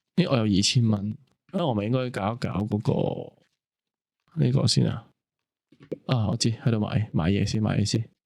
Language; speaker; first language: Cantonese; native; Cantonese